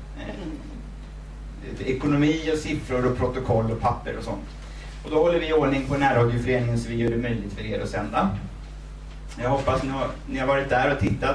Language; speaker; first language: Swedish; native; Swedish